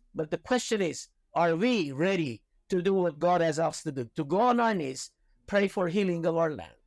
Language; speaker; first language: English; non-native, fluent; Persian